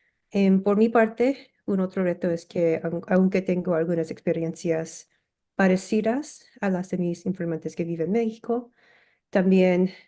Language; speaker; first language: Spanish; early bilingual, heritage; English